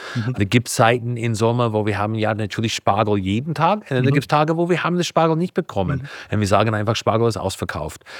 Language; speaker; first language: German; non-native, fluent; English